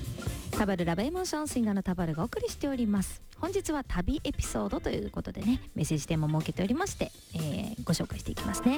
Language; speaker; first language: Japanese; native; Japanese